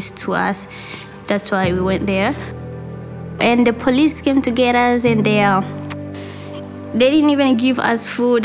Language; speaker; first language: English; non-native, local second language; Rundi